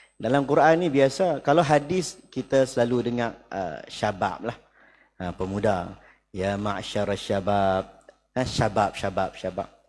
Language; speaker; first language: Malay; native; Malay